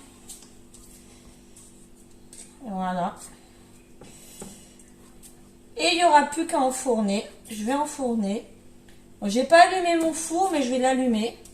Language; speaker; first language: French; native; French